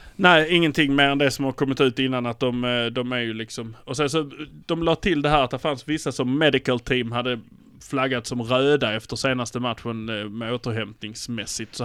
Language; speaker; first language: Swedish; native; Swedish